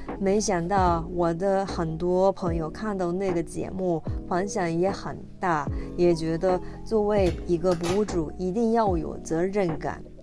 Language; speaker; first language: Chinese; non-native, fluent; Japanese